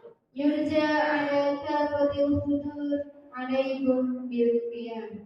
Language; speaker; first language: Arabic; non-native, learner; Indonesian